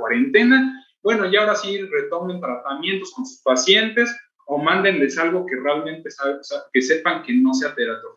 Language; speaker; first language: Spanish; native; Spanish